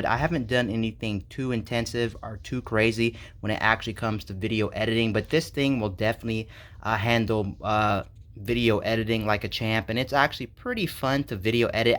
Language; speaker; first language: English; native; English